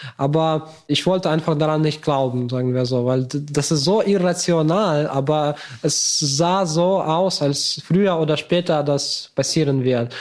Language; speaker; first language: German; non-native, fluent; Ukrainian